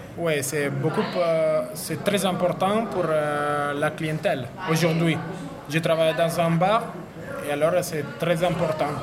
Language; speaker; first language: French; non-native, learner; Italian